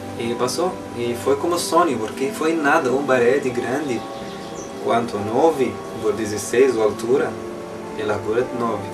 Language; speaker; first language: Portuguese; non-native, learner; Arabic